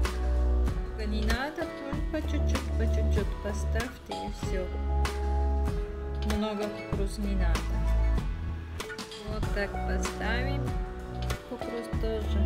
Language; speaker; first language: Russian; non-native, learner; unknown